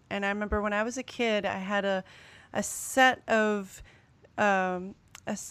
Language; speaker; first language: English; native; English